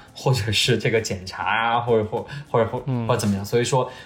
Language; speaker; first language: Chinese; native; Chinese